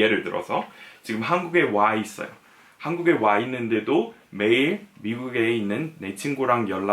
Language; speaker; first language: Korean; non-native, fluent; English